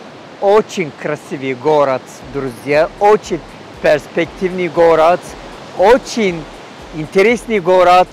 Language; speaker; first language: Russian; non-native, learner; Turkish